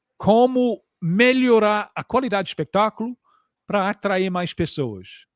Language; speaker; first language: Portuguese; non-native, fluent; English